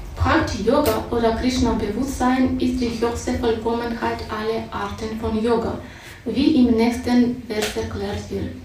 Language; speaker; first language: German; non-native, fluent; Russian